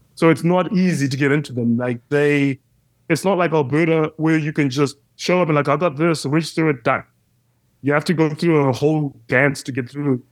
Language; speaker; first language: English; non-native, local second language; Shona